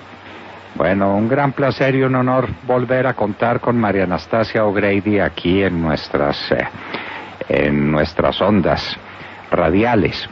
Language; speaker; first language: Spanish; native; Spanish